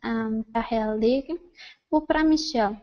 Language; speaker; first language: Portuguese; non-native, fluent; Spanish